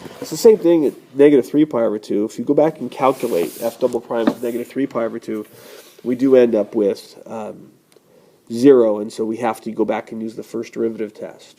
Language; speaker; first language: English; native; English